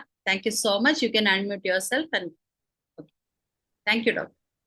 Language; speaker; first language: English; non-native, local second language; Malayalam